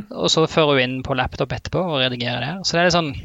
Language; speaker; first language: Norwegian; native; Norwegian